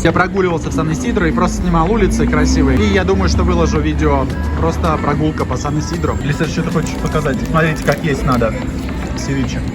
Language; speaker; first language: Russian; native; Russian